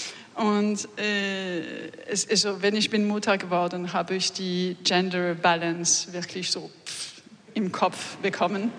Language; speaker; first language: German; non-native, learner; French